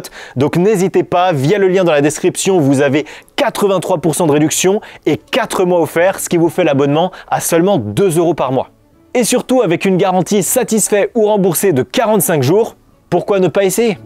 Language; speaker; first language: French; native; French